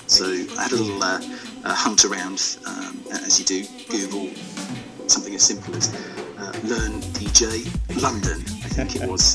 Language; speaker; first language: English; native; English